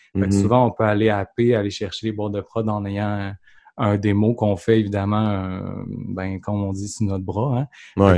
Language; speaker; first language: French; native; French